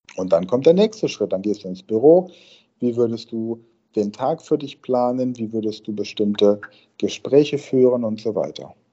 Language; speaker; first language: German; native; German